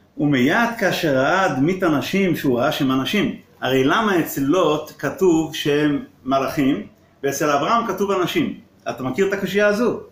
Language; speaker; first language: Hebrew; non-native, local second language; Yiddish